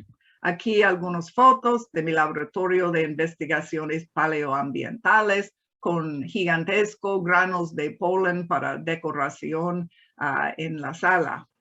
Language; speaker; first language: Spanish; non-native, fluent; English